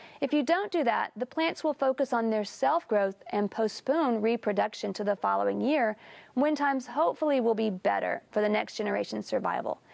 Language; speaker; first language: English; native; English